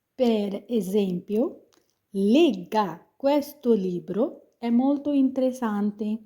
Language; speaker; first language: Italian; non-native, fluent; Punjabi